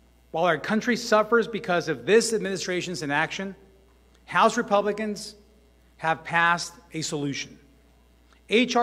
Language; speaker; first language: English; early bilingual, other home language; Spanish